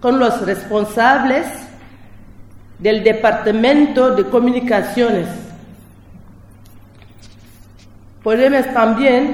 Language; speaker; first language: Spanish; non-native, learner; French